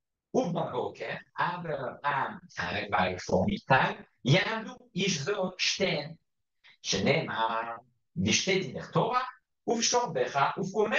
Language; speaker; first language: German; non-native, fluent; Hebrew